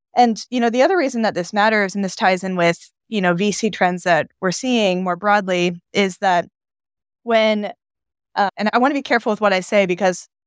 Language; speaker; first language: English; non-native, fluent; Japanese